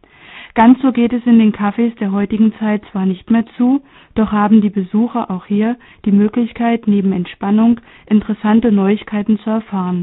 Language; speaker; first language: German; native; German